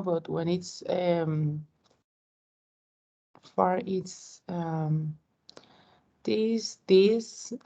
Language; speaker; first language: English; non-native, learner; Spanish